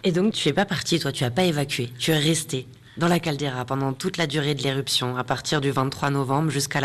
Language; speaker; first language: French; native; French